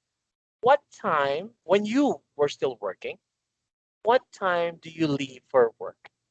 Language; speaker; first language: English; non-native, local second language; Filipino